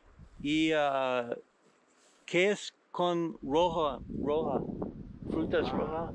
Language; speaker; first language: Spanish; non-native, learner; English